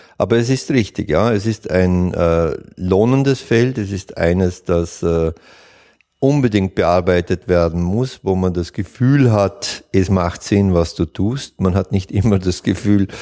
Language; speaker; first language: German; native; German